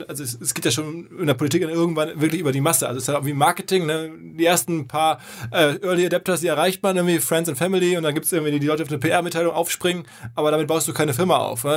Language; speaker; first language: German; native; German